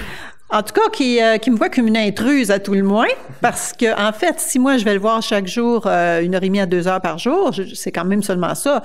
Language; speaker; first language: French; native; French